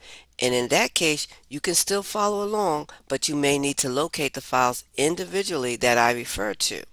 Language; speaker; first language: English; native; English